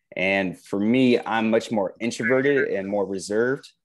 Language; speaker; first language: English; native; English